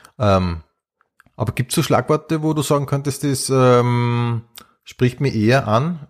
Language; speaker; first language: German; native; German